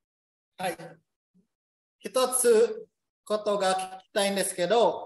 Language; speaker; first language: Japanese; non-native, learner; Indonesian